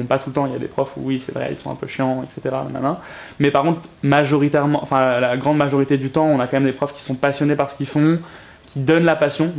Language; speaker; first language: French; native; French